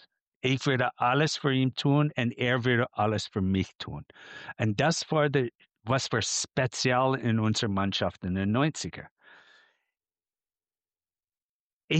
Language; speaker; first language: German; non-native, fluent; English